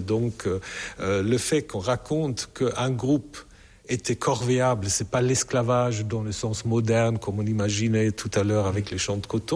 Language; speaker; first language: French; non-native, fluent; German